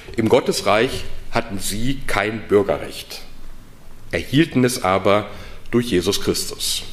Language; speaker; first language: German; native; German